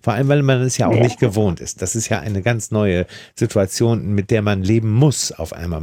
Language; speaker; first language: German; native; German